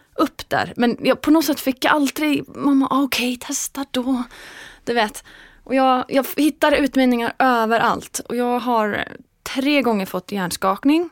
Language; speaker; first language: Swedish; non-native, fluent; Icelandic